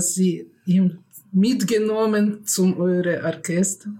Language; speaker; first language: German; non-native, learner; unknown